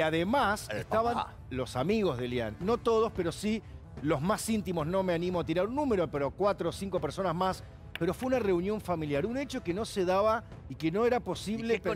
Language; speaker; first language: Spanish; native; Spanish